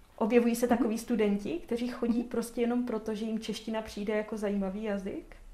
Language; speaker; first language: Czech; native; Czech